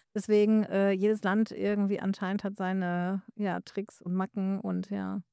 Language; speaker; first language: German; native; German